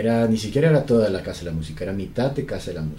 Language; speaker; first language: Spanish; native; Spanish